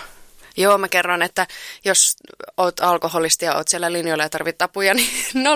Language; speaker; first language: Finnish; native; Finnish